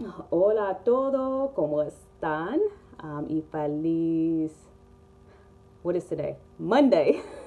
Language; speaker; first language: Spanish; non-native, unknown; English